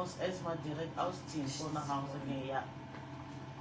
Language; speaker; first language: German; non-native, learner; French